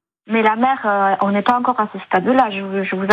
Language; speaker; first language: French; native; French